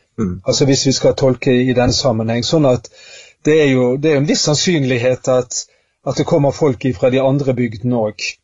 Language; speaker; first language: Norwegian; native; Norwegian